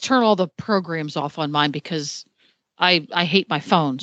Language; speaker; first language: English; native; English